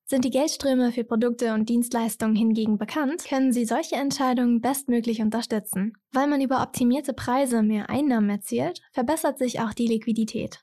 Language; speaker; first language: German; native; German